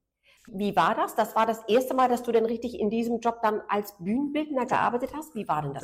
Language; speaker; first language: German; native; German